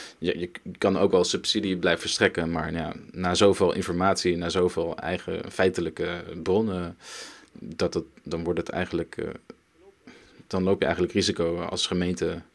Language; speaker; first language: Dutch; early bilingual, other home language; Turkish